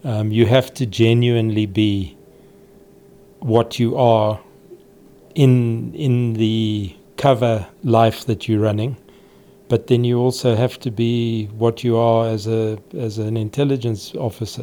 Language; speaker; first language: English; native; English